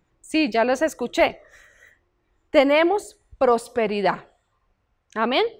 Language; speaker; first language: Spanish; native; Spanish